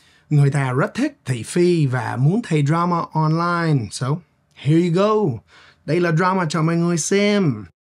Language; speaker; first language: Vietnamese; non-native, fluent; English